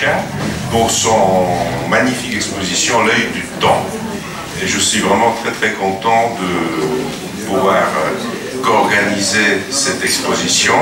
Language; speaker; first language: French; non-native, fluent; Czech